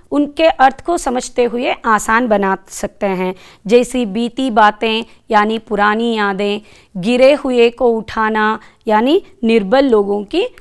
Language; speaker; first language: Hindi; non-native, local second language; Kannada